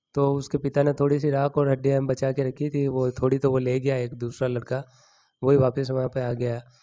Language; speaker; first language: Hindi; non-native, local second language; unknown